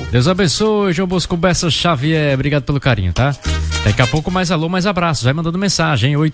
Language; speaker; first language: Portuguese; native; Portuguese